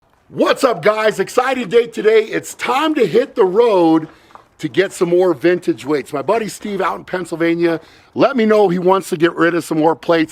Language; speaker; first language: English; native; English